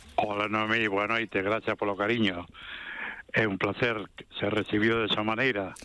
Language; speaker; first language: Galician; native; Galician